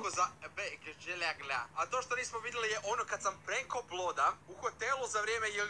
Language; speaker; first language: Bosnian; native; Bosnian